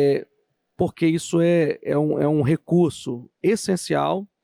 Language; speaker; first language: Portuguese; native; Portuguese